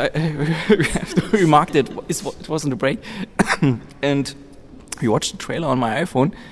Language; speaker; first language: English; non-native, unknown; German